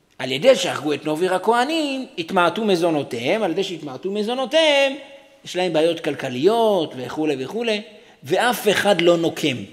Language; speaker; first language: Hebrew; native; Hebrew